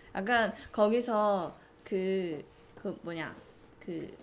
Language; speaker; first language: Korean; non-native, fluent; Chinese